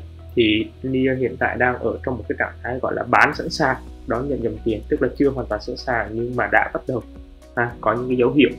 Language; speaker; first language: Vietnamese; native; Vietnamese